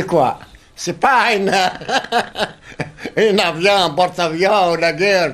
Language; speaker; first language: French; non-native, learner; Arabic